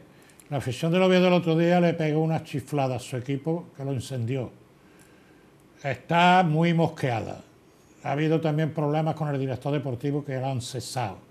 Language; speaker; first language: Spanish; native; Spanish